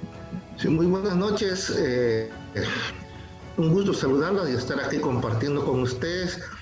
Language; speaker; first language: Spanish; native; Spanish